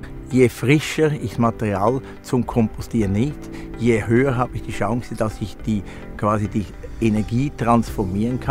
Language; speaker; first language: German; native; German